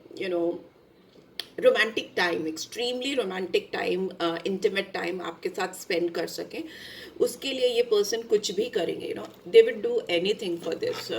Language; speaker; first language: Hindi; native; Hindi